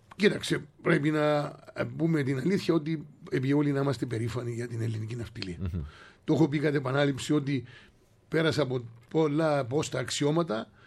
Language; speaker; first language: Greek; native; Greek